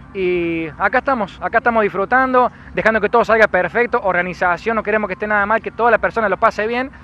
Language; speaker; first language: Spanish; native; Spanish